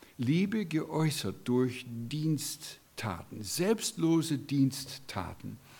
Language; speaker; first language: German; non-native, fluent; English